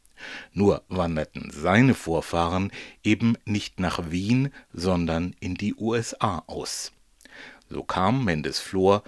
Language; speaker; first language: German; native; German